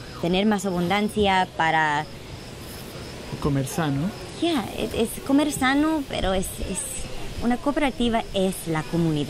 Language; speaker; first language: Spanish; early bilingual, heritage; Spanish